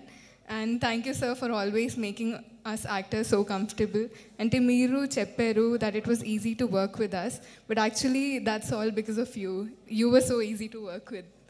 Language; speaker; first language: Telugu; non-native, local second language; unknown